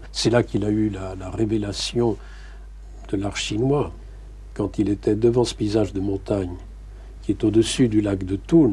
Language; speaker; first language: French; native; French